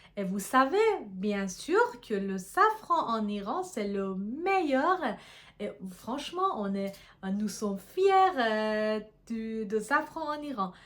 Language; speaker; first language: French; non-native, fluent; Persian